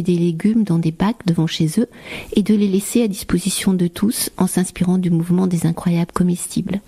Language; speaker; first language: French; native; French